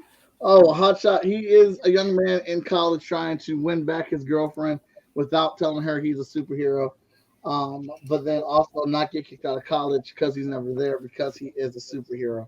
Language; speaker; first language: English; native; English